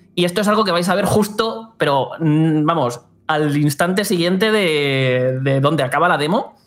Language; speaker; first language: Spanish; native; Spanish